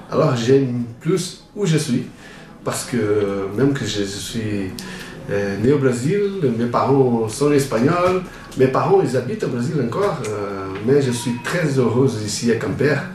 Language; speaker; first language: French; non-native, fluent; Portuguese